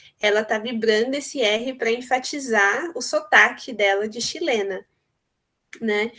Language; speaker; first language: Portuguese; native; Portuguese